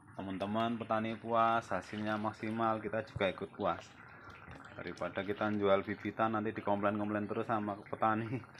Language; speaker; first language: Indonesian; non-native, local second language; Javanese